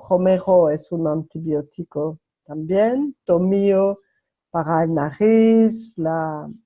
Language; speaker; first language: Spanish; non-native, learner; French